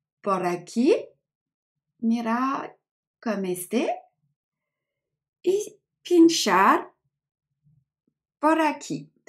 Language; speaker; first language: Spanish; non-native, learner; French